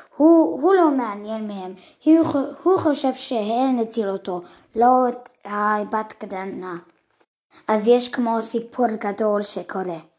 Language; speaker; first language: Hebrew; early bilingual, other home language; English